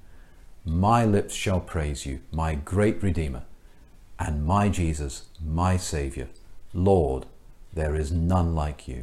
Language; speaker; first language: English; native; English